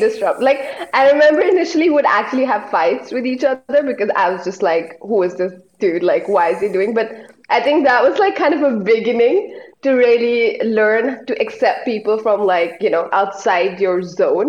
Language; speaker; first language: English; non-native, local second language; Hindi